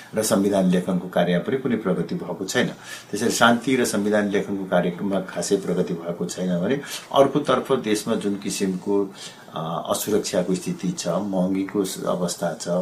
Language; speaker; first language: Nepali; native; Nepali